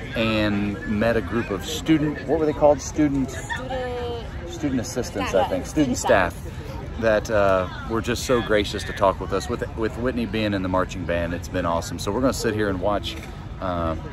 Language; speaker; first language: English; native; English